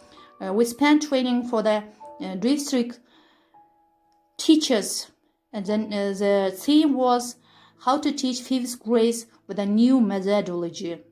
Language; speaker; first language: English; non-native, fluent; Kyrgyz